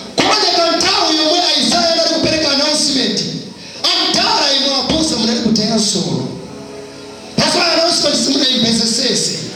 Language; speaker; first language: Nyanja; non-native, local second language; Tumbuka